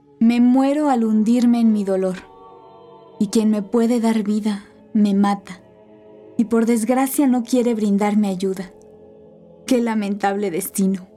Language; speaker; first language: Spanish; native; Spanish